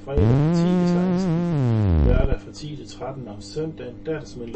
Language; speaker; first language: Danish; native; Danish